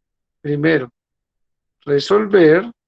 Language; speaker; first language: Spanish; native; Spanish